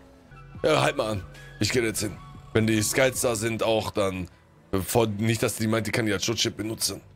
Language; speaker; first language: German; native; German